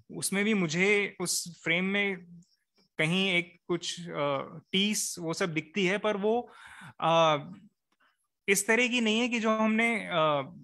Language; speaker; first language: Hindi; native; Hindi